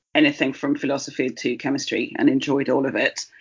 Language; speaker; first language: English; early bilingual, heritage; Spanish